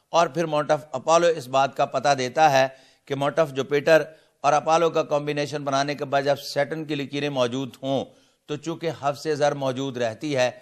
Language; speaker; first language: Urdu; non-native, local second language; Punjabi